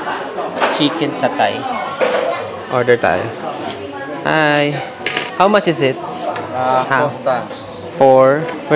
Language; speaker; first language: English; non-native, local second language; Filipino